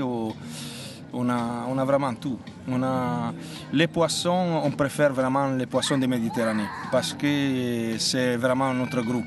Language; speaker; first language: French; non-native, fluent; Italian